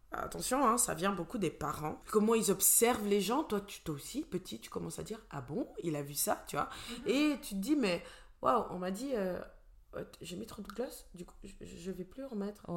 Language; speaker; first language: French; early bilingual, other home language; Portuguese